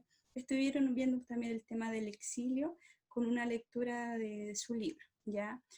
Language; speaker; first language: Spanish; native; Spanish